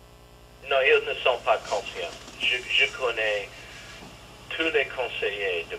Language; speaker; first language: French; non-native, learner; English